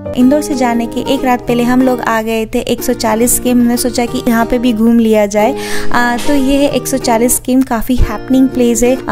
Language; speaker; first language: Hindi; native; Hindi